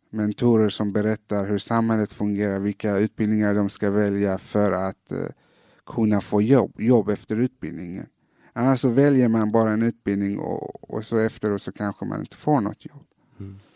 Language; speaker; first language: Swedish; early bilingual, other home language; Persian